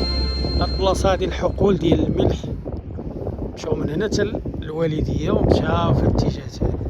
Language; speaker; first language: Arabic; native; Arabic